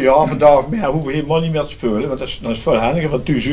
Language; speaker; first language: Dutch; native; Dutch